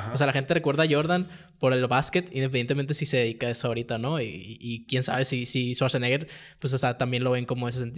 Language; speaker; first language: Spanish; native; Spanish